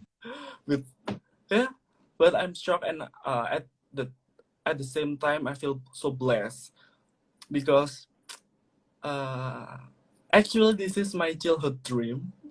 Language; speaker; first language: English; non-native, learner; Indonesian